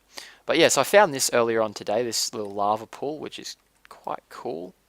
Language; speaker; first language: English; native; English